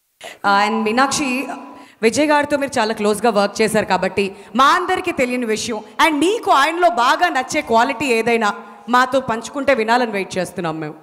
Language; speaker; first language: Telugu; native; Telugu